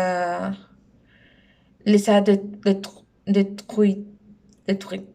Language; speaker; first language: French; non-native, learner; Spanish